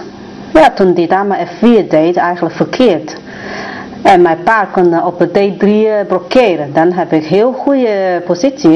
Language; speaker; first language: Dutch; non-native, learner; Chinese